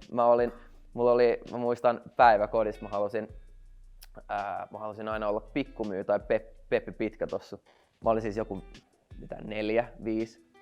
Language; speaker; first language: Finnish; non-native, local second language; Swedish